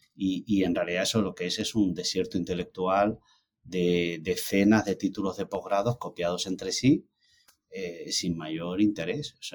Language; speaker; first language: Spanish; native; Spanish